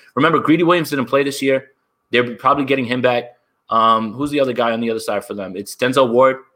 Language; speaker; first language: English; native; English